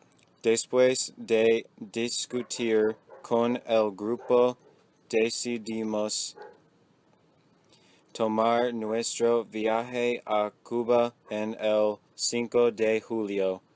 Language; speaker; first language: Spanish; non-native, learner; English